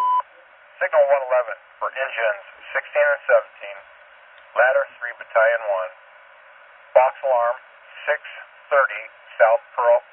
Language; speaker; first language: English; native; English